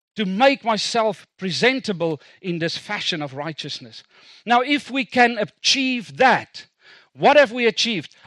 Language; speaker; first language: English; non-native, local second language; Afrikaans